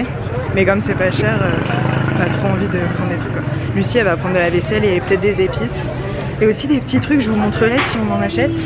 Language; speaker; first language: French; native; French